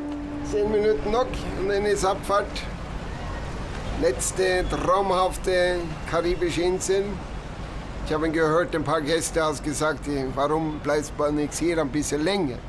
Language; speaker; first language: German; non-native, learner; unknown